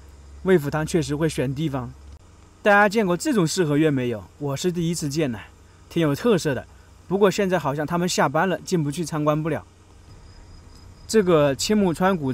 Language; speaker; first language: Chinese; native; Chinese